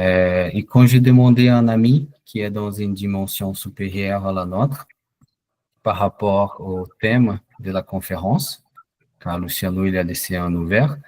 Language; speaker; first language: French; non-native, fluent; Portuguese